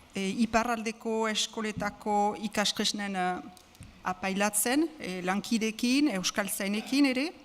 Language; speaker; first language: Basque; native; Basque